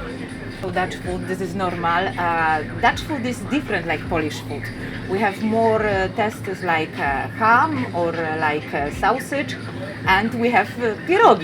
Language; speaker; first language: English; non-native, learner; Polish